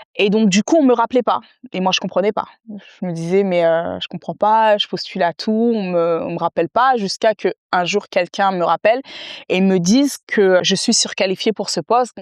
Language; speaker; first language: French; early bilingual, other home language; Wolof